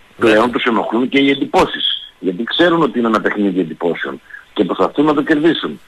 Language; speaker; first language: Greek; native; Greek